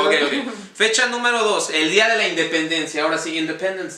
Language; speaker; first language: Spanish; native; Spanish